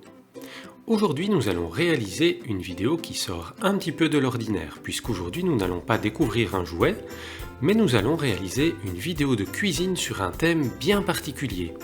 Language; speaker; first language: French; native; French